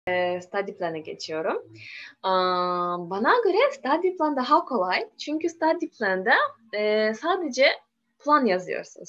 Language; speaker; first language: Turkish; non-native, learner; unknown